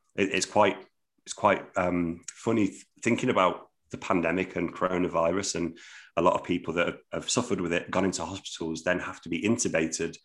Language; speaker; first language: English; native; English